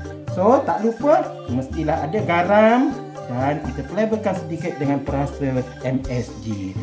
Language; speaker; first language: Malay; native; Malay